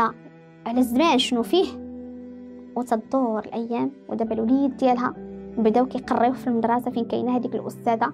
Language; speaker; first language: Arabic; native; Arabic